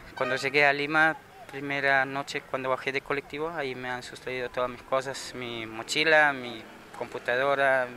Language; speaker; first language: Spanish; non-native, fluent; Slovenian